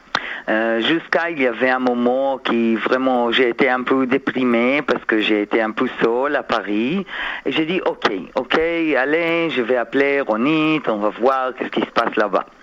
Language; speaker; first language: French; non-native, learner; Hebrew